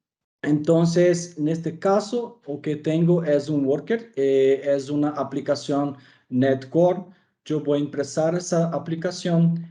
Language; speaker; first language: Spanish; non-native, fluent; Portuguese